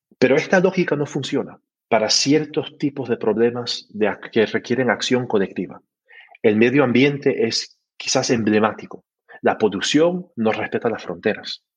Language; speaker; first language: Spanish; early bilingual, heritage; Spanish